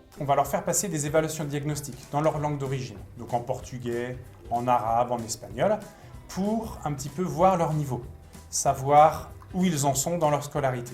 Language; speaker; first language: French; native; French